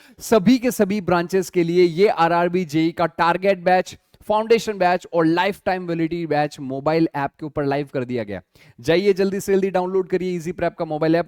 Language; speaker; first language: Hindi; native; Hindi